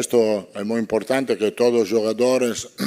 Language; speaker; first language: Portuguese; non-native, fluent; Italian